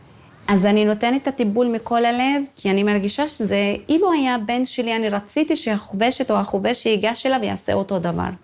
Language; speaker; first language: Hebrew; non-native, local second language; Arabic